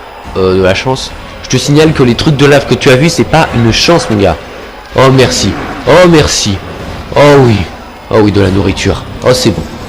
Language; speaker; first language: French; native; French